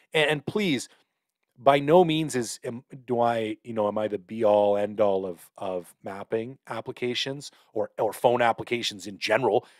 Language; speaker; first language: English; native; English